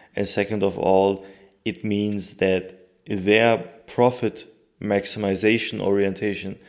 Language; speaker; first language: English; non-native, fluent; Turkish